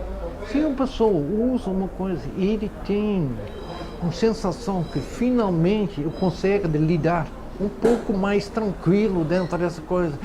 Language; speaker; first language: Portuguese; non-native, fluent; Dutch